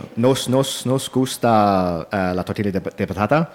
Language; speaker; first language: Spanish; non-native, learner; English